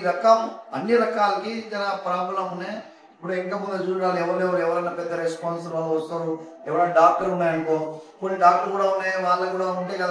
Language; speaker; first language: Telugu; non-native, local second language; Hindi